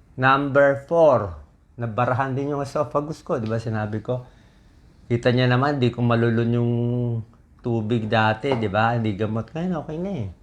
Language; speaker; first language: Filipino; native; Filipino